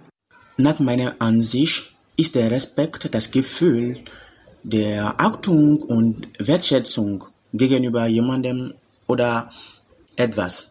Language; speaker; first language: German; non-native, fluent; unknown